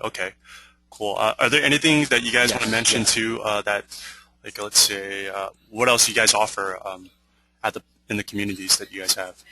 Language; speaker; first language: English; native; English